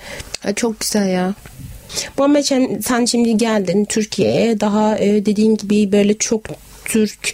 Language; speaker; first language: Turkish; non-native, fluent; Arabic